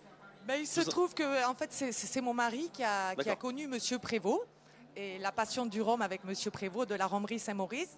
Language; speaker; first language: French; native; French